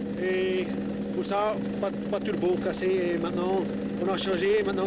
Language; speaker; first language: French; non-native, local second language; Dutch